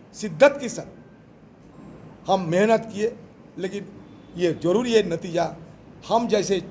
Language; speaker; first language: Hindi; non-native, local second language; Bangla